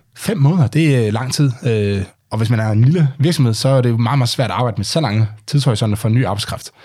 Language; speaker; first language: Danish; native; Danish